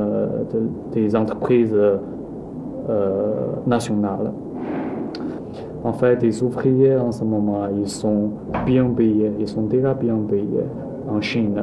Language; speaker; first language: French; non-native, learner; Chinese